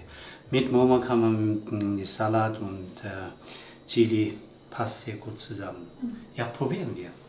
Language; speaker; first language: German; non-native, learner; Tibetan